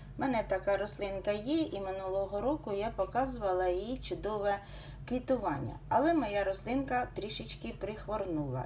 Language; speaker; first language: Ukrainian; native; Ukrainian